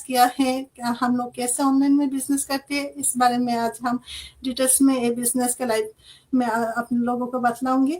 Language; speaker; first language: Hindi; non-native, fluent; Bangla